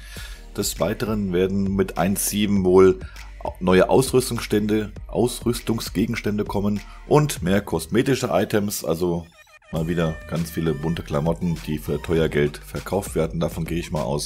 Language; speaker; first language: German; native; German